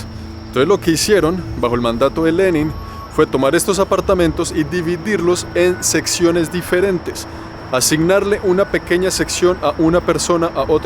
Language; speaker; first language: Spanish; native; Spanish